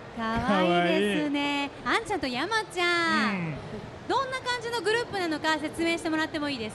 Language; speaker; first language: Japanese; native; Japanese